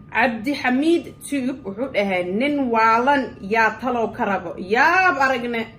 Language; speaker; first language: Somali; early bilingual, heritage; Somali